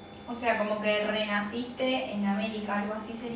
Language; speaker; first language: Spanish; native; Spanish